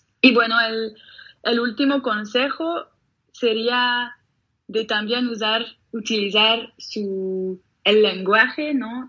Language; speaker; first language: Spanish; non-native, fluent; French